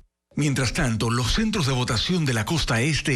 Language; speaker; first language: Spanish; native; Spanish